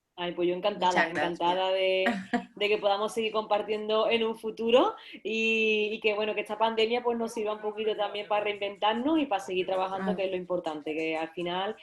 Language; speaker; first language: Spanish; native; Spanish